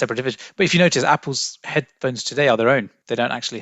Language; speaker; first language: English; native; English